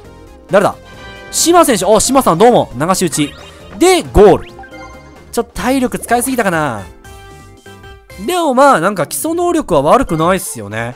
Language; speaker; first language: Japanese; native; Japanese